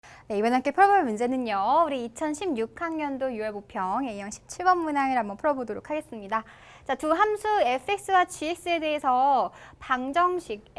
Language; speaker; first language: Korean; native; Korean